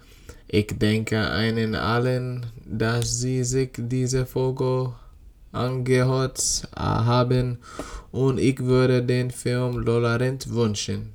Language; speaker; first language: German; non-native, learner; English